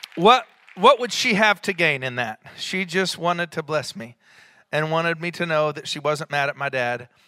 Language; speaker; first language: English; native; English